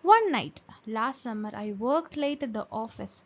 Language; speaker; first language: English; non-native, local second language; Malayalam